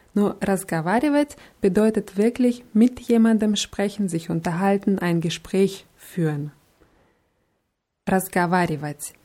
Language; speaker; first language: German; non-native, fluent; Russian